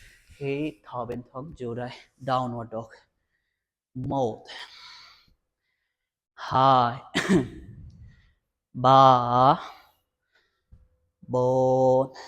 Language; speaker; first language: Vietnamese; non-native, learner; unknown